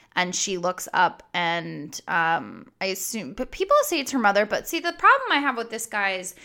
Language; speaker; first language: English; native; English